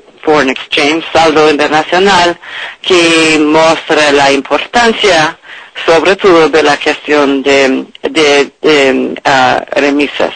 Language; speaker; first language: Spanish; non-native, learner; English